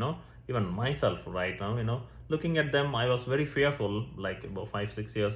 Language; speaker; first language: English; non-native, local second language; Tamil